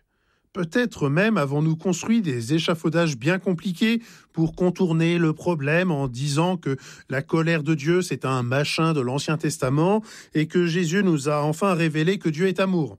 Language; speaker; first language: French; native; French